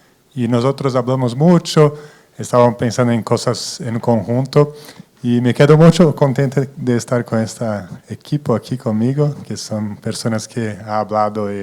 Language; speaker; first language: Spanish; non-native, fluent; Portuguese